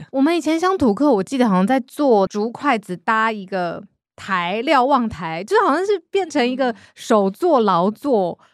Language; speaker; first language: Chinese; native; Chinese